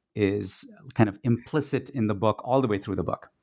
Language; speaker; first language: English; non-native, local second language; Tamil